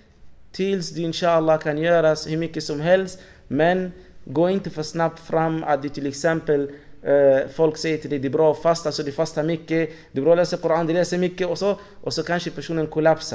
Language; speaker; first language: Swedish; non-native, fluent; Arabic